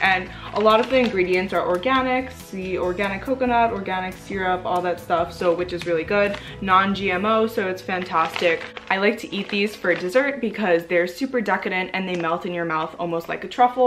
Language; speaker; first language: English; native; English